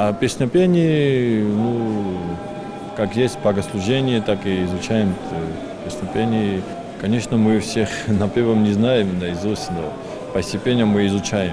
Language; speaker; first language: Russian; non-native, fluent; Georgian